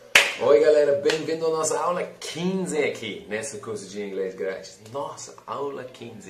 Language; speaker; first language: Portuguese; non-native, fluent; English